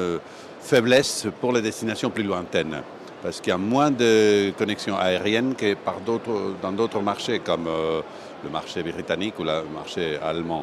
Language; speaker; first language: French; non-native, fluent; Spanish